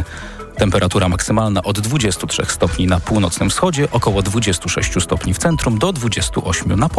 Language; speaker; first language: Polish; native; Polish